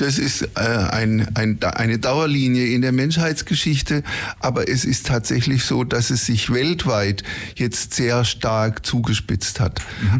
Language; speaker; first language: German; native; German